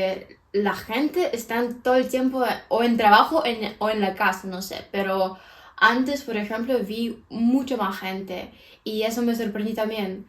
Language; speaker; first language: Spanish; non-native, fluent; Ukrainian